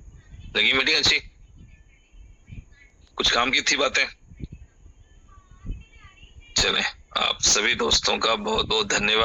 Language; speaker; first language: Hindi; native; Hindi